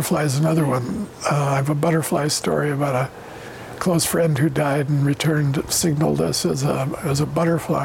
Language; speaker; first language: English; native; English